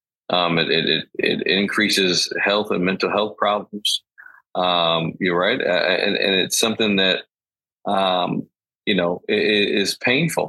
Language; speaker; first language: English; native; English